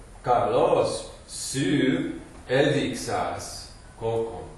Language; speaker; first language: Greek; non-native, fluent; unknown